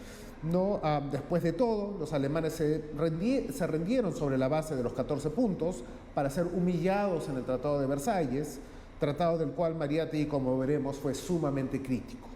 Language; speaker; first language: Spanish; native; Spanish